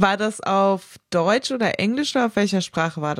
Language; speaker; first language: German; native; German